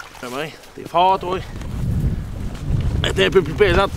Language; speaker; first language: French; native; French